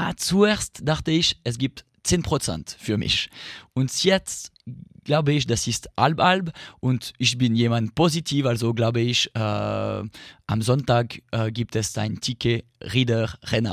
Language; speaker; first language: German; non-native, local second language; French